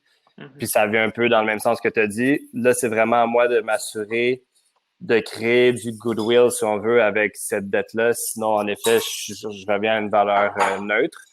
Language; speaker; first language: French; native; French